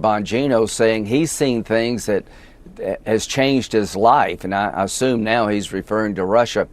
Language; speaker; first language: English; native; English